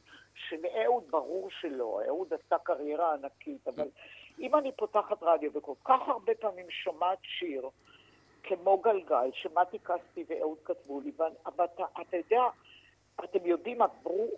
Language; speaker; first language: Hebrew; native; Hebrew